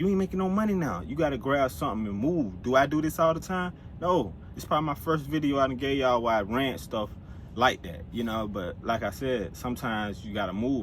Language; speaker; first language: English; native; English